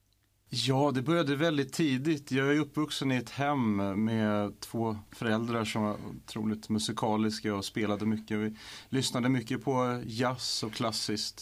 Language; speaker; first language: Swedish; native; Swedish